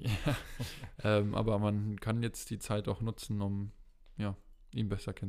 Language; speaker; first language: German; native; German